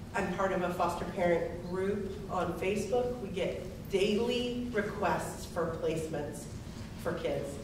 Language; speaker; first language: English; native; English